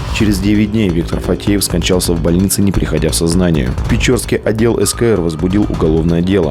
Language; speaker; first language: Russian; native; Russian